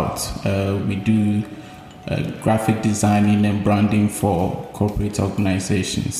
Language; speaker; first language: English; non-native, local second language; Akan